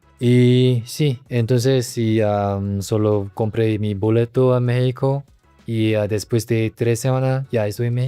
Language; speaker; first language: Spanish; non-native, learner; Korean